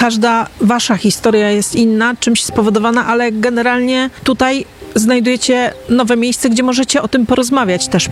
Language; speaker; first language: Polish; native; Polish